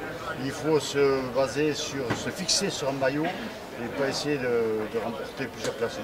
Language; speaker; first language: French; native; French